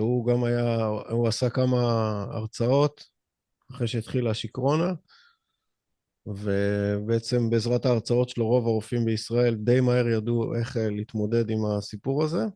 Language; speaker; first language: Hebrew; native; Hebrew